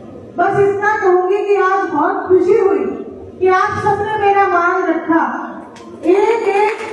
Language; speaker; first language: Hindi; native; Hindi